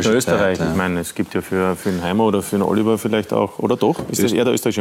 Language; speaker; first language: German; native; German